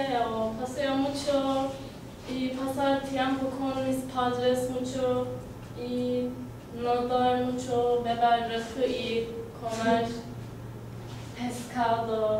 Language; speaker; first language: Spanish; non-native, learner; Turkish